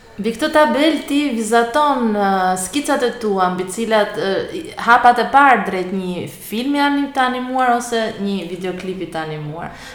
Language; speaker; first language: Albanian; native; Albanian